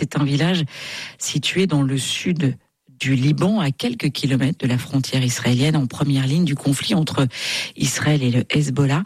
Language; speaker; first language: French; native; French